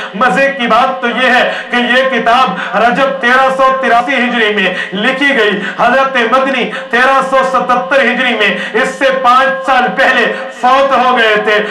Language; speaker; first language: Urdu; non-native, local second language; Saraiki